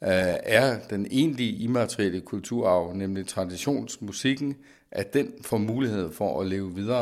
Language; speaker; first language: Danish; native; Danish